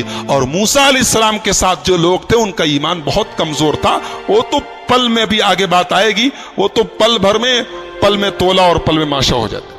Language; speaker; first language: Urdu; native; Urdu